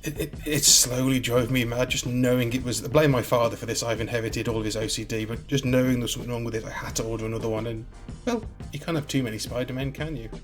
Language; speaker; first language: English; native; English